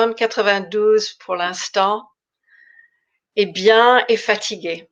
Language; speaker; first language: French; non-native, fluent; English